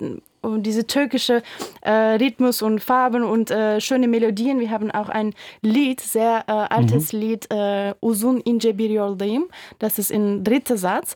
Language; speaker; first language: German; non-native, fluent; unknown